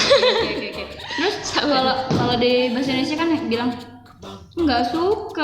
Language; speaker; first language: Malay; native; Malay